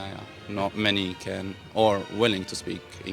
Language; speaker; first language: English; non-native, fluent; Arabic